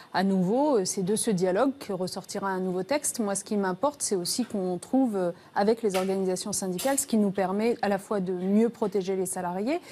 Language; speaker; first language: French; early bilingual, other home language; Riffian